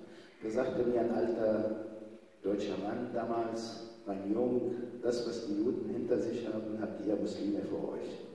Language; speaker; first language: German; non-native, fluent; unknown